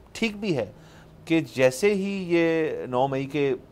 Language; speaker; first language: Urdu; native; Urdu